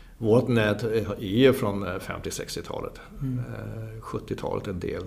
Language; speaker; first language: Swedish; non-native, fluent; German